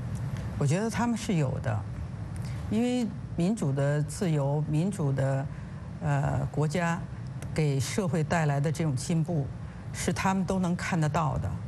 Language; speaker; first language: Chinese; native; Chinese